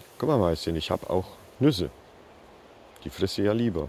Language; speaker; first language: German; native; German